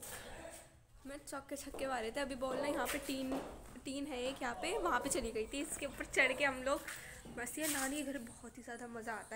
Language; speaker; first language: Hindi; native; Hindi